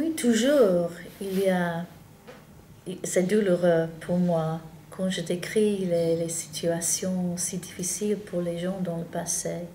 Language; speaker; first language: French; non-native, fluent; English